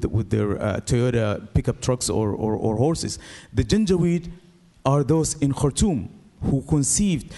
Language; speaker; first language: English; non-native, fluent; Arabic